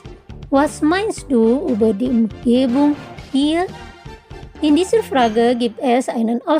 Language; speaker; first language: German; non-native, fluent; Indonesian